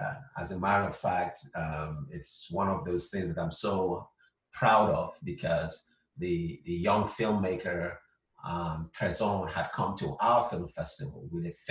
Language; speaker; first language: English; non-native, local second language; Igbo